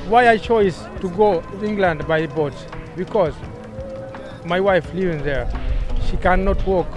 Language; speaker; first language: English; non-native, learner; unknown